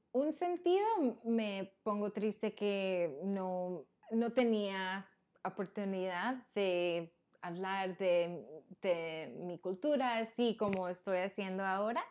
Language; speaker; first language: Spanish; early bilingual, heritage; Spanish